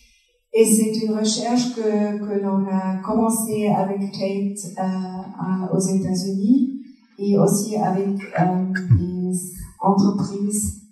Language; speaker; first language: French; non-native, fluent; German